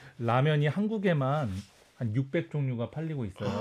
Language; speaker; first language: Korean; native; Korean